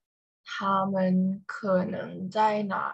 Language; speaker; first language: Chinese; non-native, learner; Thai